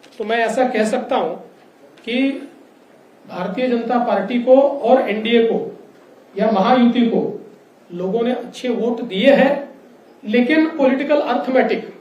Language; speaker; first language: Hindi; native; Hindi